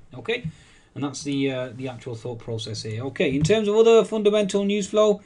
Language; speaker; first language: English; native; English